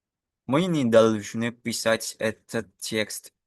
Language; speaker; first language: Russian; non-native, fluent; Indonesian